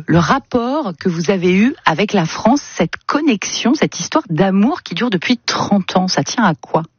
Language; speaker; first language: French; native; French